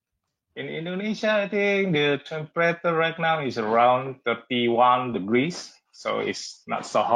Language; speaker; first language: English; non-native, learner; Indonesian